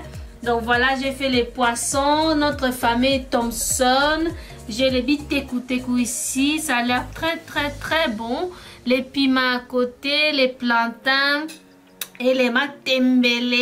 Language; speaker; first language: French; non-native, local second language; Lingala